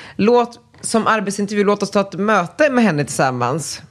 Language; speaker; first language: Swedish; native; Swedish